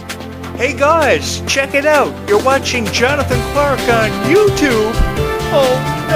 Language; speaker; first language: English; native; English